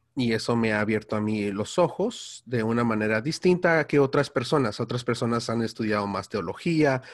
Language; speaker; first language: Spanish; early bilingual, heritage; Spanish